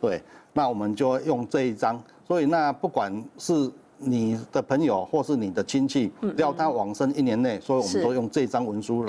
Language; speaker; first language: Chinese; native; Chinese